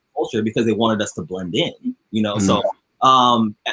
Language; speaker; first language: English; native; English